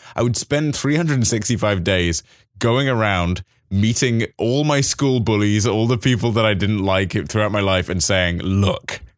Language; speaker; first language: English; native; English